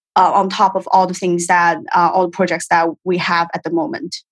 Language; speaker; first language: English; non-native, fluent; Chinese